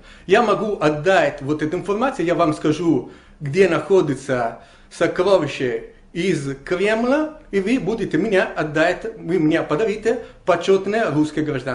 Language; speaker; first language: Russian; non-native, learner; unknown